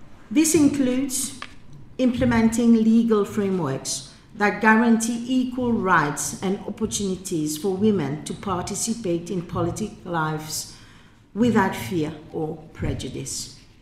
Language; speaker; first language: English; non-native, local second language; Morisyen